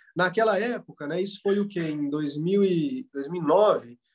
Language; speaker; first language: Portuguese; native; Portuguese